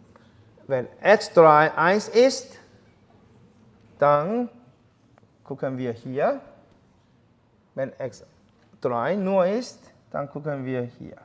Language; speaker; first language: German; non-native, fluent; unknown